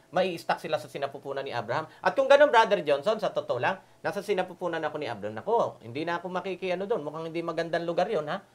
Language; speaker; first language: Filipino; native; Filipino